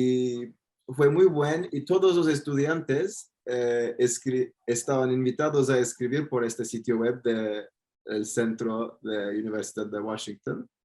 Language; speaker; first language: Spanish; non-native, fluent; Turkish